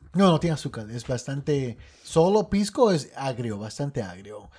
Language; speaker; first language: Spanish; early bilingual, other home language; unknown